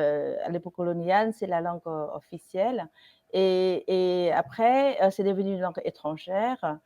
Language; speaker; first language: French; non-native, fluent; Vietnamese